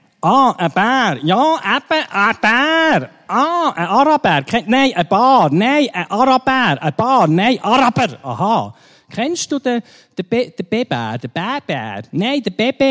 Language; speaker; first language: German; native; German